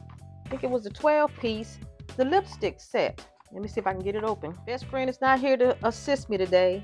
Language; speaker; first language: English; native; English